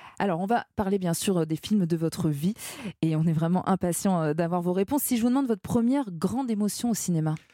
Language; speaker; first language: French; native; French